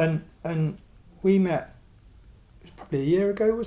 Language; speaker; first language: English; native; English